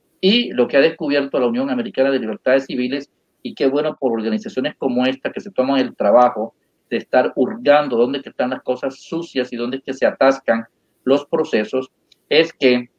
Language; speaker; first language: Spanish; native; Spanish